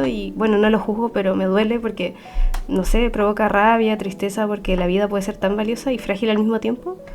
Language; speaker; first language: Spanish; native; Spanish